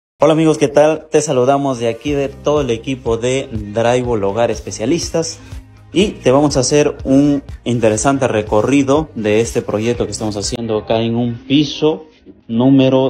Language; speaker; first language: Spanish; native; Spanish